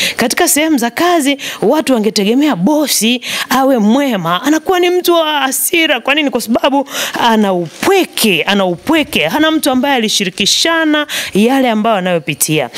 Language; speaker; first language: Swahili; native; Swahili